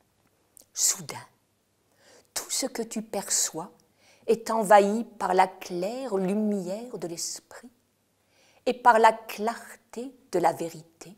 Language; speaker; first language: French; native; French